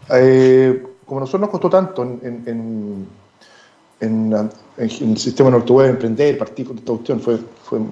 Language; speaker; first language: Spanish; native; Spanish